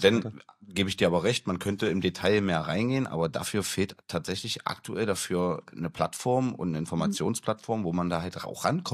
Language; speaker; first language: German; native; German